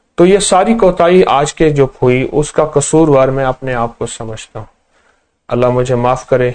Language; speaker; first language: Urdu; native; Urdu